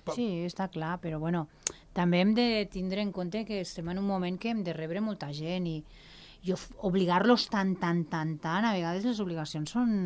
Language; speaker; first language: Catalan; non-native, local second language; Spanish